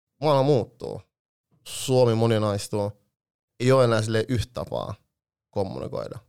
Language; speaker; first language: Finnish; early bilingual, other home language; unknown